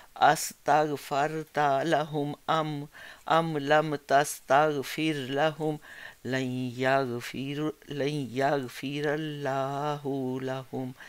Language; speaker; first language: Arabic; non-native, learner; Hindi